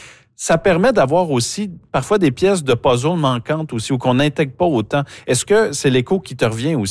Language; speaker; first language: French; native; French